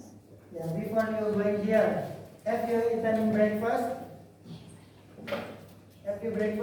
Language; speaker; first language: English; non-native, fluent; Indonesian